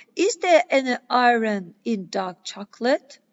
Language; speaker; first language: English; non-native, fluent; Azerbaijani